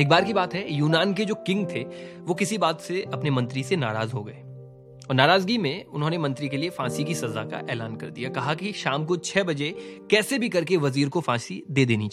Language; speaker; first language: Hindi; native; Hindi